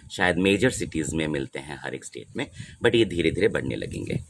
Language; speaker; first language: Hindi; non-native, local second language; Odia